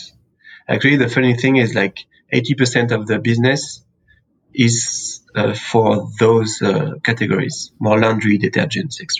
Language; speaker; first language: English; non-native, fluent; French